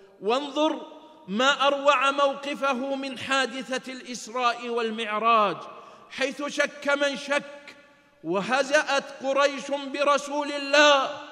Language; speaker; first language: Arabic; native; Arabic